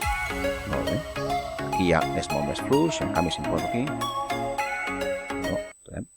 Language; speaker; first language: Catalan; native; Catalan